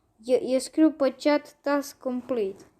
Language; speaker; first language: Romanian; native; Romanian